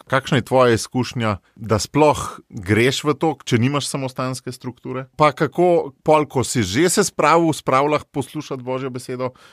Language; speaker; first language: Slovenian; native; Slovenian